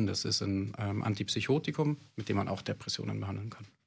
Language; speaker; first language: German; native; German